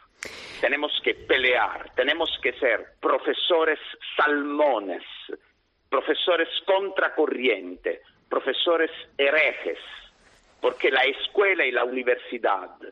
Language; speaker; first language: Spanish; non-native, fluent; Italian